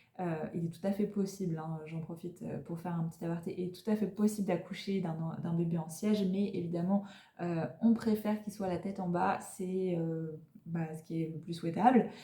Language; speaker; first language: French; native; French